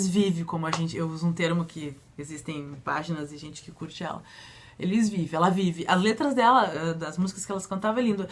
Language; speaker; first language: Portuguese; native; Portuguese